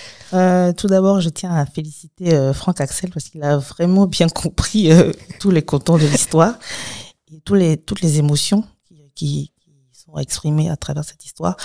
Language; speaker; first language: French; native; French